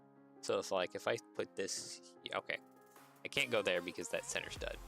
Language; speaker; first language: English; native; English